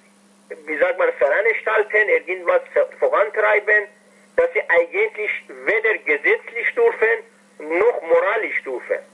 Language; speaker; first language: German; non-native, fluent; Persian